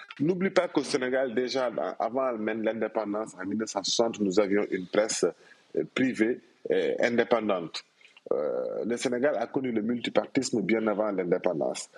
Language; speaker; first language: French; non-native, local second language; Wolof